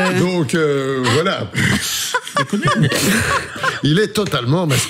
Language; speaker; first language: French; native; French